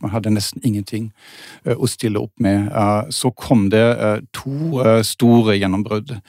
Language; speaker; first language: Norwegian; non-native, fluent; German